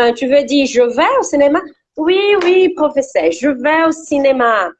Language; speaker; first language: French; non-native, fluent; Portuguese